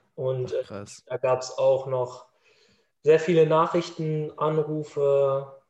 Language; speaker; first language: German; native; German